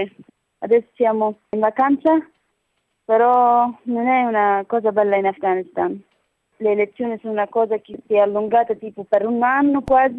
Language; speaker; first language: Italian; non-native, fluent; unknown